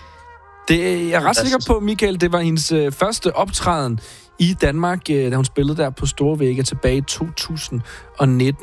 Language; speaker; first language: Danish; native; Danish